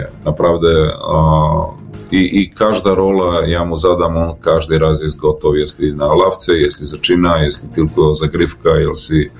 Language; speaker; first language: Polish; non-native, learner; Serbian